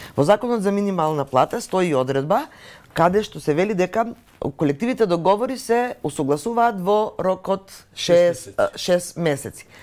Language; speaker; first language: Macedonian; native; Macedonian